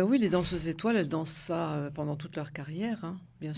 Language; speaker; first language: French; native; French